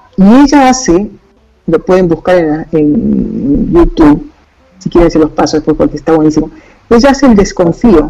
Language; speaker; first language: Spanish; native; Spanish